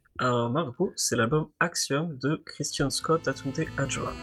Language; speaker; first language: French; native; French